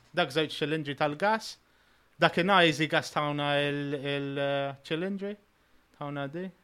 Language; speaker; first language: Maltese; early bilingual, heritage; Maltese